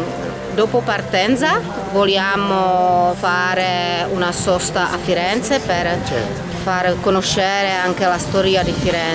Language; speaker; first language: Italian; non-native, fluent; Czech